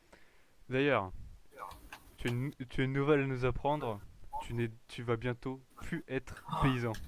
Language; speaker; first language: French; native; French